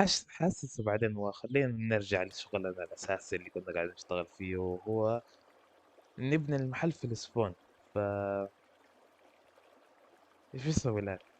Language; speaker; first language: Arabic; native; Arabic